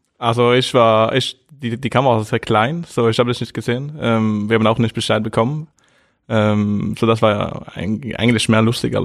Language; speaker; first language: German; non-native, fluent; Norwegian